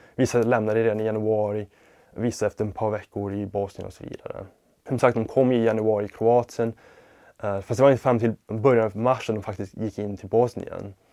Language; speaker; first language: Swedish; non-native, fluent; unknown